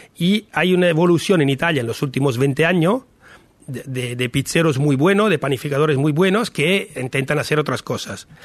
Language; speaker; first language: Spanish; non-native, fluent; Italian